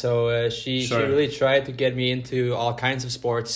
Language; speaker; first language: English; non-native, fluent; Norwegian